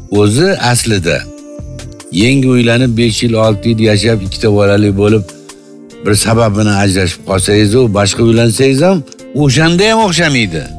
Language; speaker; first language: Uzbek; native; Uzbek